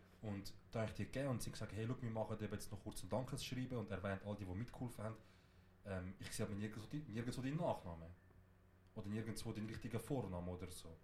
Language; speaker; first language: German; early bilingual, other home language; Kurdish